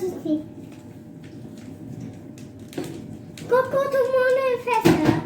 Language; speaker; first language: French; native; French